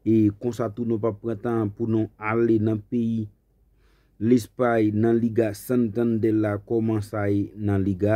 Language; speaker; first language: French; non-native, learner; Haitian Creole